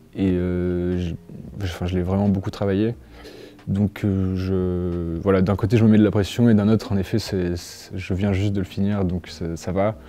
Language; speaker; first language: French; native; French